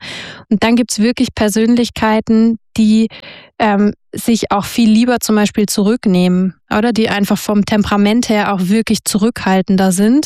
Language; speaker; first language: German; native; German